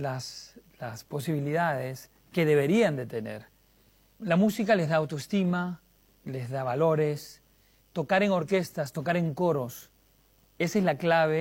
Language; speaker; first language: Spanish; native; Spanish